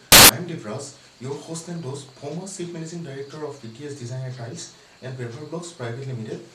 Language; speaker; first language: English; non-native, local second language; Assamese